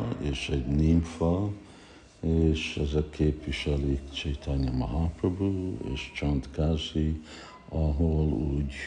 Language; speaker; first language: Hungarian; early bilingual, heritage; Hungarian